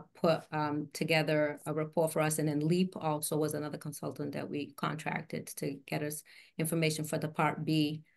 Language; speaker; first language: English; native; English